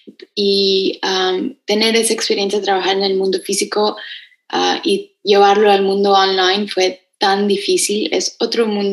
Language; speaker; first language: Spanish; early bilingual, heritage; Spanish